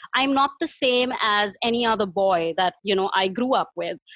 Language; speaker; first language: English; non-native, local second language; Hindi